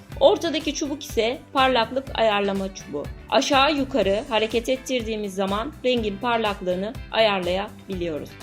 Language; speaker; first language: Turkish; native; Turkish